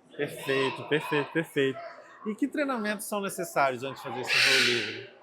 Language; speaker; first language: Portuguese; native; Portuguese